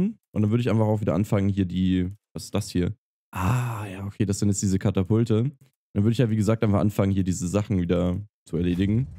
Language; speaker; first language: German; native; German